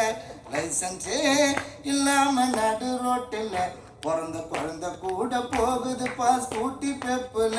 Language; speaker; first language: Tamil; native; Tamil